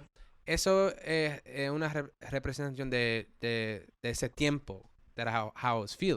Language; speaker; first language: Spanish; early bilingual, heritage; English